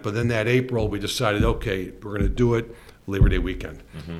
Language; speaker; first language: English; native; English